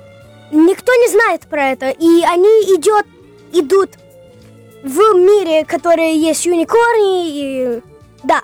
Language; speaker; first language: Russian; early bilingual, heritage; Russian